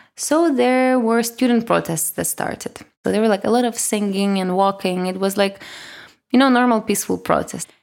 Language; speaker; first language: English; non-native, fluent; Russian